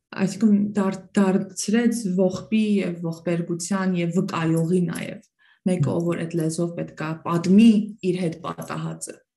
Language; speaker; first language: Armenian; native; Armenian